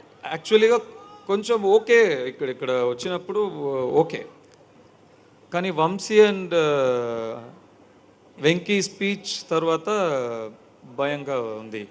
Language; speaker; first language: Telugu; non-native, learner; Tamil